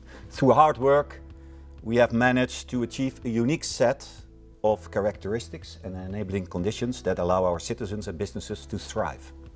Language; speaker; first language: English; non-native, fluent; Dutch